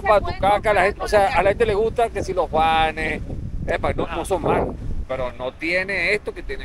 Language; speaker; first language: Spanish; native; Spanish